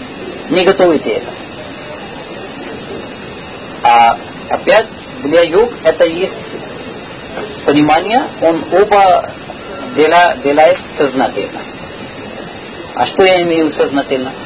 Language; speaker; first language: Russian; non-native, learner; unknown